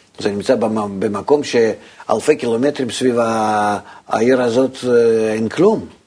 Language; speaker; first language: Hebrew; non-native, fluent; Russian